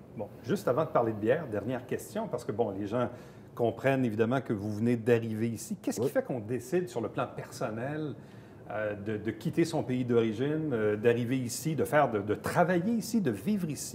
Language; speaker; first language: French; native; French